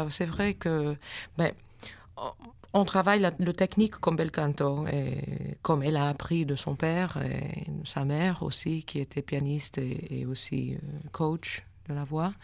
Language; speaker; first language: French; non-native, fluent; English